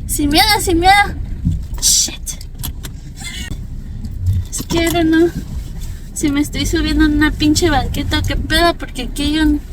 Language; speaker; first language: Spanish; early bilingual, heritage; Spanish